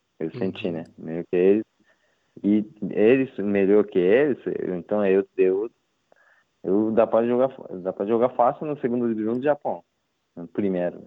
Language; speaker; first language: Portuguese; non-native, learner; Japanese